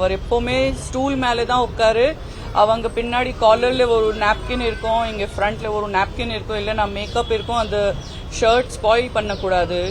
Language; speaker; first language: Tamil; non-native, fluent; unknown